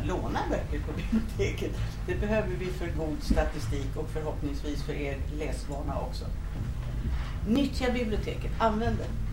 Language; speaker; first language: Swedish; native; Swedish